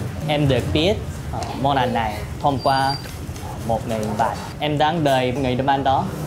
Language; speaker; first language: Vietnamese; non-native, fluent; Korean